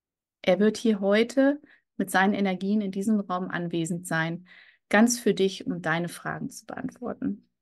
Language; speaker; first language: German; native; German